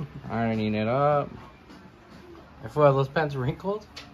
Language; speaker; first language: English; early bilingual, other home language; Spanish